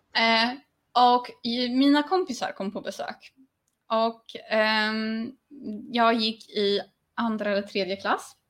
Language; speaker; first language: Swedish; early bilingual, other home language; Polish